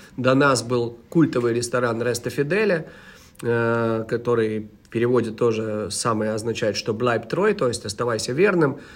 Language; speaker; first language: Russian; early bilingual, heritage; Russian